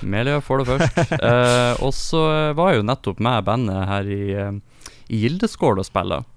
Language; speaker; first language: Norwegian; native; Norwegian